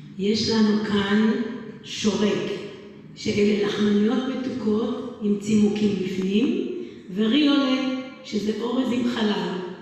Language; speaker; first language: Hebrew; early bilingual, other home language; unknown